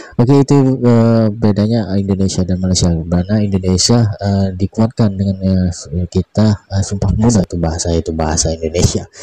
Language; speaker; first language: Indonesian; native; Indonesian